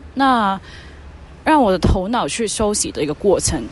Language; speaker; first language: Chinese; non-native, fluent; Cantonese